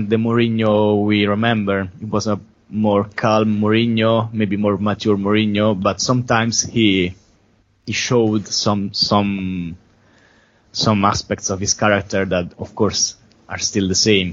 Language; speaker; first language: English; non-native, fluent; Italian